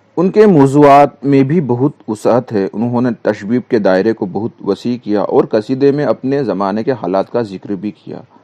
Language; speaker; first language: Urdu; native; Urdu